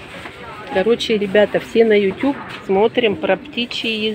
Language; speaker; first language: Russian; native; Russian